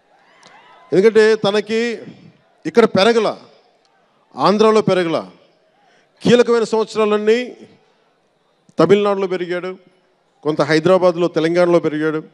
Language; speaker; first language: Telugu; native; Telugu